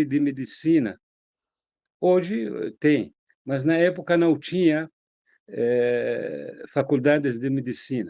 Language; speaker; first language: Portuguese; non-native, fluent; Arabic